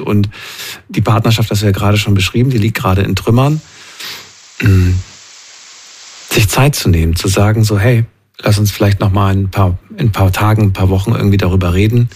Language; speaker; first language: German; native; German